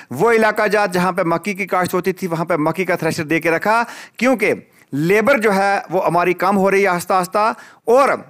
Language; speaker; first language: Urdu; non-native, local second language; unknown